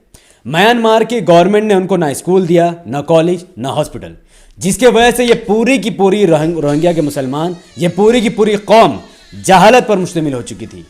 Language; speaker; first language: Hindi; native; Hindi